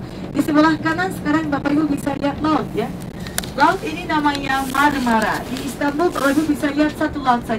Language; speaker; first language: Indonesian; non-native, learner; Turkish